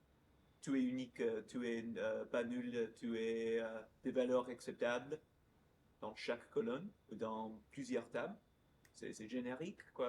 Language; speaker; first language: French; non-native, fluent; English